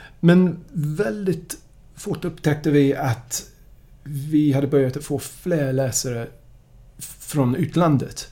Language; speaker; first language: Swedish; non-native, fluent; English